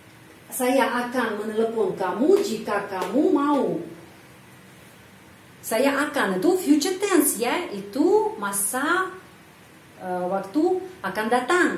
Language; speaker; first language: Indonesian; non-native, fluent; Russian